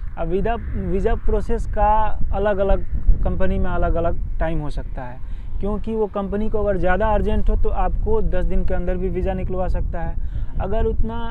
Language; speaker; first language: Hindi; native; Hindi